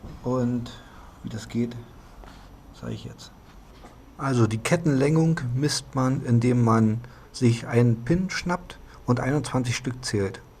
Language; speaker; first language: German; native; German